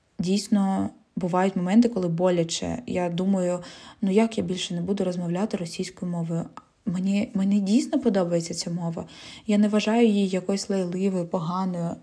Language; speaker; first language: Ukrainian; non-native, local second language; Russian